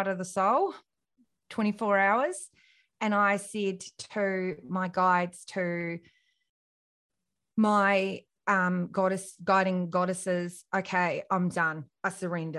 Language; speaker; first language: English; native; English